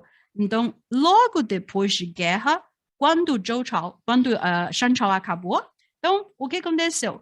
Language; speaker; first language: Portuguese; non-native, fluent; Chinese